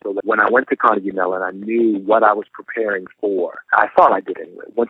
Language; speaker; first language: English; native; English